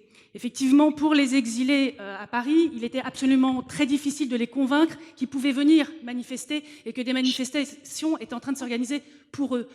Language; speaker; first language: French; native; French